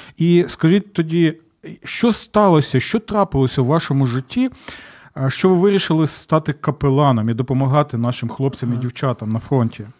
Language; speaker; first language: Ukrainian; native; Ukrainian